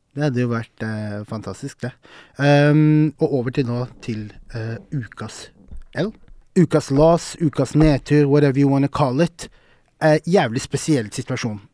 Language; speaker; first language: Norwegian; early bilingual, other home language; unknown